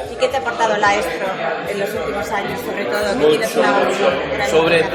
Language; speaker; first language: Spanish; native; Spanish